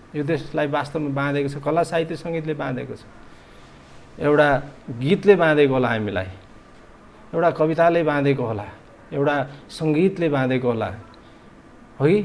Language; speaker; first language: Nepali; non-native, local second language; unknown